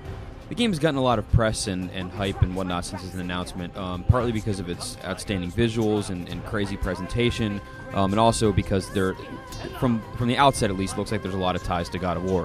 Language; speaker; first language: English; native; English